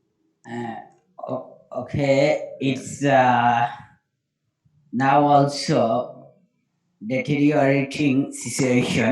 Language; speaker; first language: English; non-native, learner; Bangla